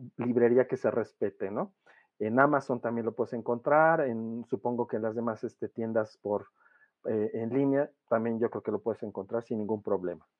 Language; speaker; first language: Spanish; native; Spanish